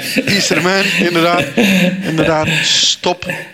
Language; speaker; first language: Dutch; native; Dutch